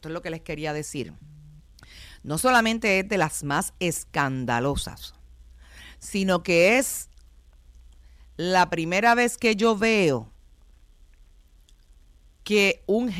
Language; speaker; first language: Spanish; native; Spanish